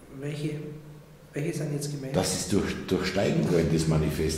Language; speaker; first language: German; native; German